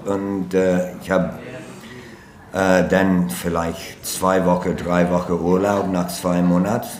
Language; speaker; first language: German; non-native, learner; English